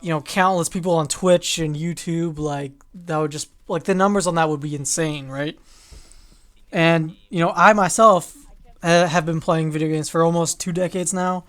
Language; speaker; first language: English; native; English